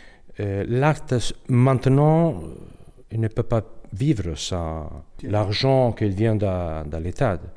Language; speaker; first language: French; non-native, learner; Italian